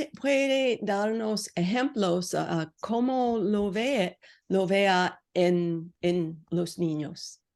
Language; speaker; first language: Spanish; non-native, learner; English